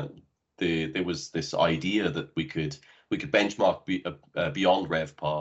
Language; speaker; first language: English; native; English